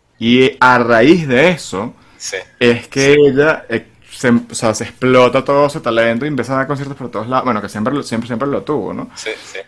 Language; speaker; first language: Spanish; native; Spanish